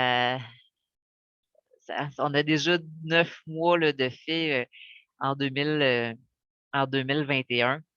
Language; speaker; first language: French; native; French